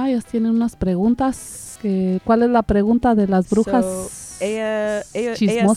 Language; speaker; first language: Spanish; native; Spanish